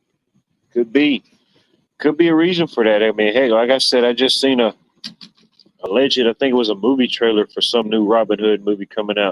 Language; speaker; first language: English; native; English